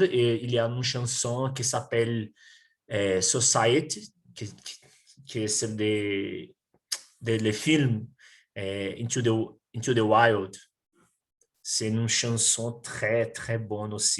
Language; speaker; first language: French; non-native, learner; Portuguese